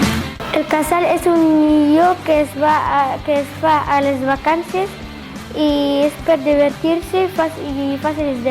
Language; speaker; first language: Catalan; non-native, local second language; Spanish